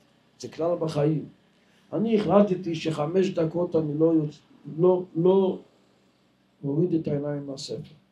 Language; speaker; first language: Hebrew; non-native, local second language; Yiddish